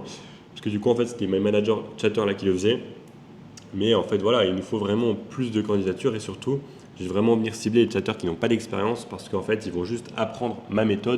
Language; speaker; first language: French; native; French